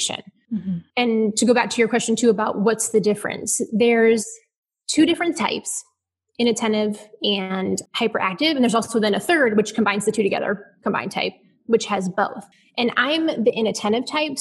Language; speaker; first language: English; native; English